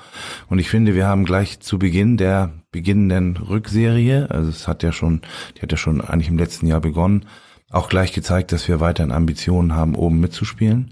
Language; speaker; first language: German; native; German